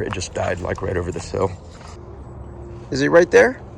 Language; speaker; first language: English; native; English